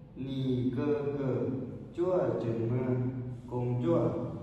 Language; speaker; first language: Chinese; non-native, learner; Thai